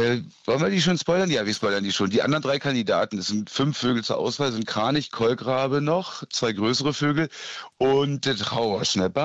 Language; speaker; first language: German; native; German